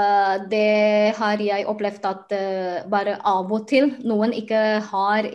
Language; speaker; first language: Norwegian; non-native, fluent; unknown